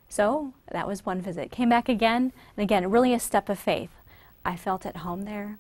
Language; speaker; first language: English; native; English